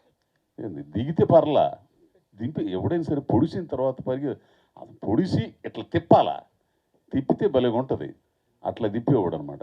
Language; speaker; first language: Telugu; native; Telugu